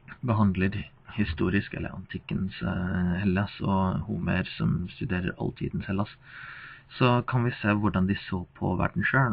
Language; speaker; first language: Norwegian; non-native, fluent; English